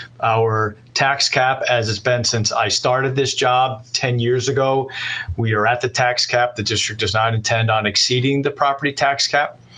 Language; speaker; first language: English; native; English